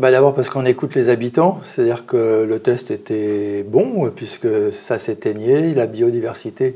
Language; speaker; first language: French; native; French